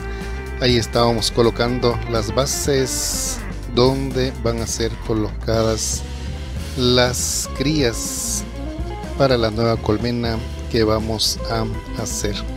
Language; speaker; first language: Spanish; native; Spanish